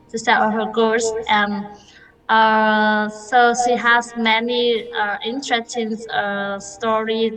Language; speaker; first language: English; non-native, learner; Vietnamese